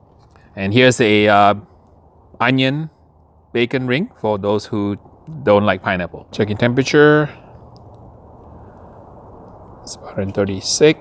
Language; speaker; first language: English; native; English